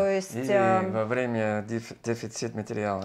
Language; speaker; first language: Russian; non-native, fluent; English